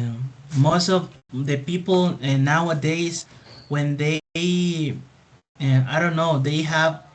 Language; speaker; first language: English; non-native, fluent; Spanish